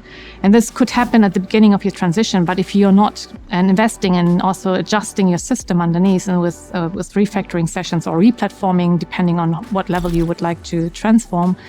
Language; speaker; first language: English; non-native, fluent; German